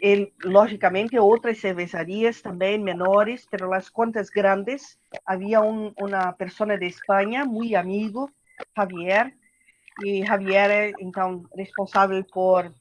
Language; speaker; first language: Portuguese; non-native, learner; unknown